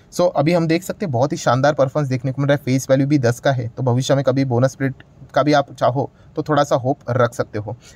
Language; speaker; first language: Hindi; native; Hindi